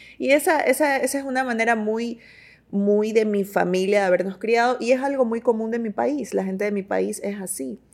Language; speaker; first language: Spanish; native; Spanish